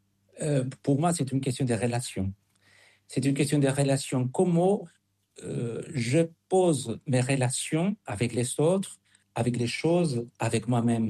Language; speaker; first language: French; non-native, fluent; Spanish